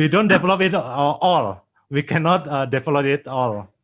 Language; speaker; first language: English; non-native, fluent; Indonesian